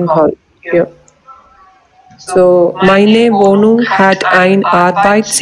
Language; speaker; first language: German; non-native, learner; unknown